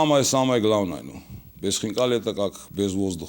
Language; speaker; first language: Russian; non-native, local second language; Georgian